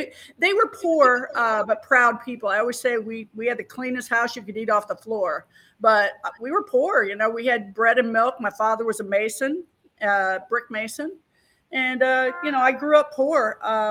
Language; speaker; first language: English; native; English